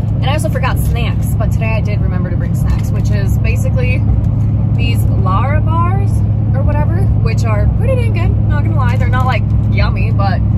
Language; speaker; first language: English; native; English